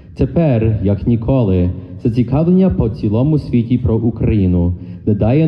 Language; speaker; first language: Ukrainian; early bilingual, other home language; English